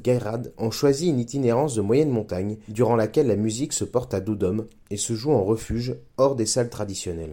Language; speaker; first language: French; native; French